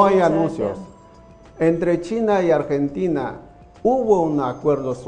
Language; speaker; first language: Spanish; non-native, fluent; Chinese